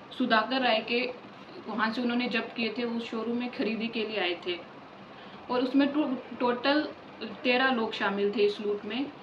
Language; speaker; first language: Hindi; non-native, local second language; Gujarati